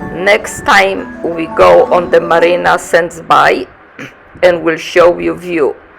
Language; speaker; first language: English; non-native, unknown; Polish